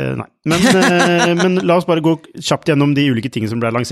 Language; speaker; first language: Norwegian; native; Norwegian